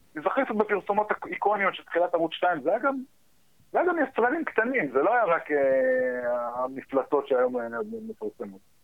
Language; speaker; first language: Hebrew; early bilingual, heritage; Hebrew